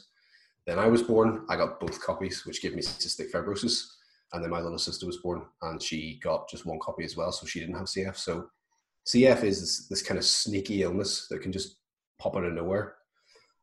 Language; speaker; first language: English; native; English